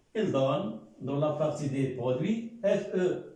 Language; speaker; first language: French; non-native, local second language; Arabic